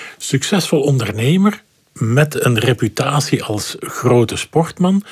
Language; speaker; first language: Dutch; native; Dutch